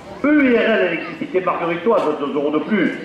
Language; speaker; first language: French; native; French